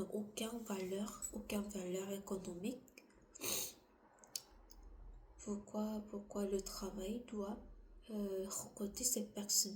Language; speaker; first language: French; non-native, learner; Korean